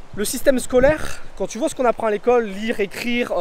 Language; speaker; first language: French; native; French